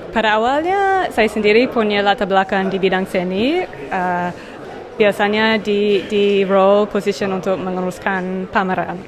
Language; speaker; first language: Indonesian; non-native, fluent; English